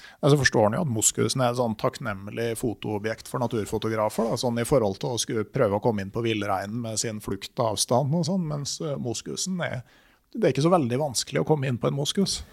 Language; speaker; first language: Norwegian; native; Norwegian